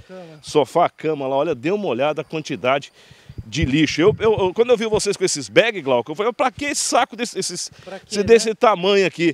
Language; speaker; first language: Portuguese; native; Portuguese